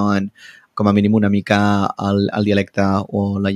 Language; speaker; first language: Catalan; non-native, fluent; Spanish